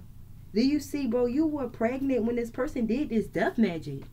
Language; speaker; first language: English; native; English